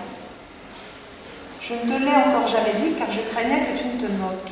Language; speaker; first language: French; native; French